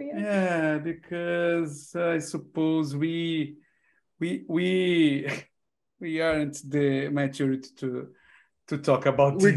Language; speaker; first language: English; non-native, learner; Portuguese